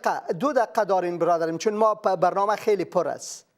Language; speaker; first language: Persian; native; Persian